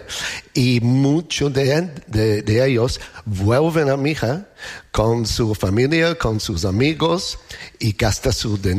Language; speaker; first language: Spanish; non-native, learner; English